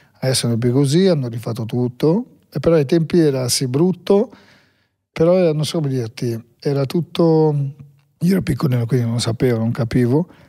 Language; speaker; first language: Italian; native; Italian